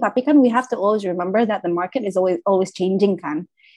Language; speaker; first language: English; early bilingual, other home language; Indonesian